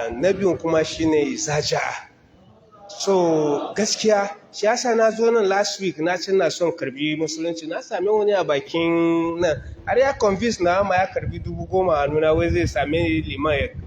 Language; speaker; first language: Hausa; non-native, local second language; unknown